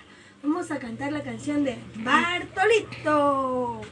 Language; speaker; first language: Spanish; native; Spanish